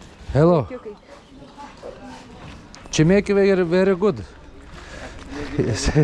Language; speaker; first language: English; non-native, learner; Lithuanian